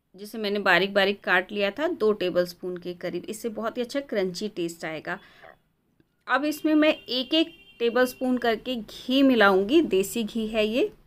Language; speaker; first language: Hindi; native; Hindi